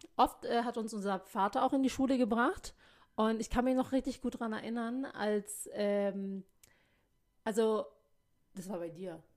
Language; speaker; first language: German; early bilingual, other home language; Filipino